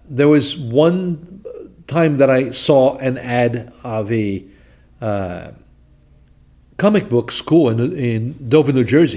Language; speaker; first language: English; non-native, fluent; Portuguese